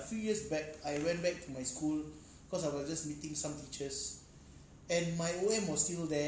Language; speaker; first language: English; native; English